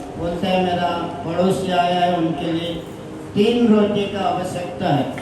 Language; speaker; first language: Hindi; non-native, local second language; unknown